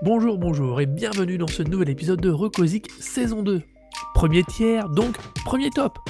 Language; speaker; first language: French; native; French